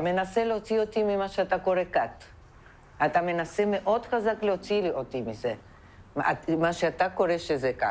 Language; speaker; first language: Hebrew; non-native, fluent; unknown